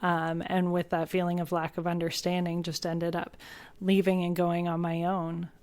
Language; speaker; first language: English; native; English